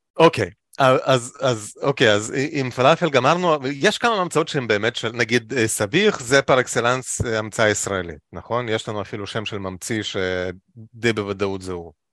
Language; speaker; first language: Hebrew; non-native, fluent; Russian